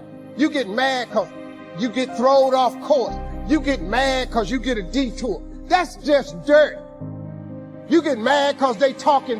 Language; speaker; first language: English; native; English